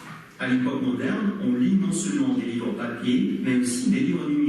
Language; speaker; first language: French; non-native, learner; Russian